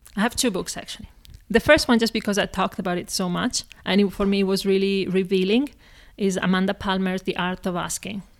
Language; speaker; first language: English; non-native, fluent; Italian